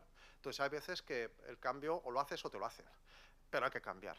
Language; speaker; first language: Spanish; native; Spanish